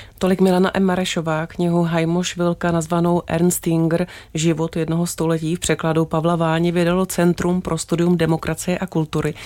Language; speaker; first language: Czech; native; Czech